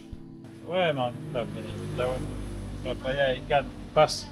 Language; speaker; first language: Indonesian; non-native, learner; French